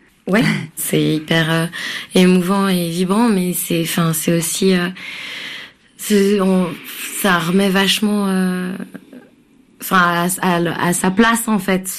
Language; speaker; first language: French; native; French